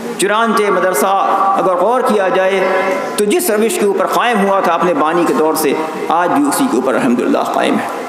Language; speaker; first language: Urdu; native; Urdu